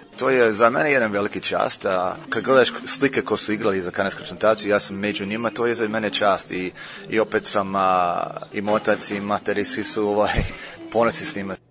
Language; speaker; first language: Croatian; early bilingual, heritage; Croatian